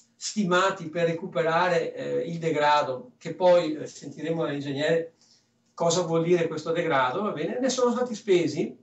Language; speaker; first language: Italian; early bilingual, other home language; French